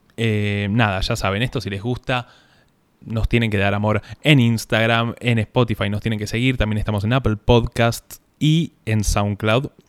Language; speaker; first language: Spanish; native; Spanish